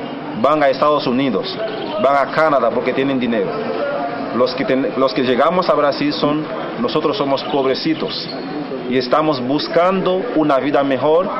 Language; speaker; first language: Spanish; non-native, fluent; Haitian Creole